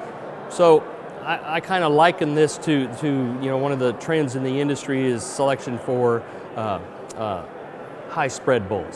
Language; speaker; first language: English; native; English